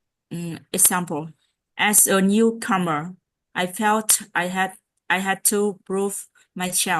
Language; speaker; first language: English; non-native, learner; Vietnamese